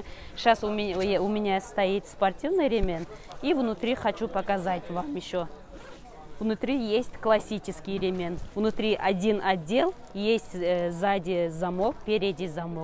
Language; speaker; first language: Russian; non-native, learner; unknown